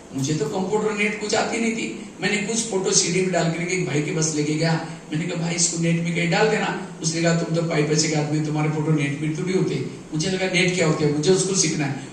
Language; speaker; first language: Hindi; non-native, local second language; Marathi